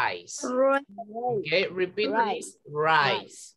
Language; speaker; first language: English; non-native, learner; Spanish